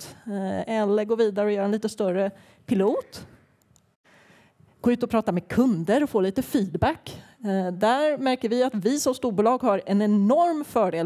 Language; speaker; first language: Swedish; native; Swedish